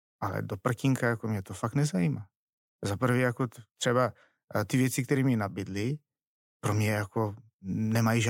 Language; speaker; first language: Czech; non-native, fluent; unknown